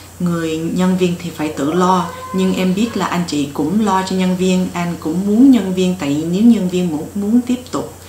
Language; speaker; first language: Vietnamese; early bilingual, heritage; Vietnamese